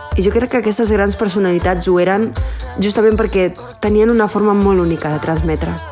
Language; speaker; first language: Catalan; early bilingual, other home language; Spanish